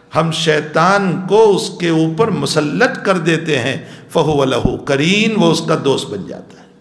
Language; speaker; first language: Urdu; non-native, local second language; Gujarati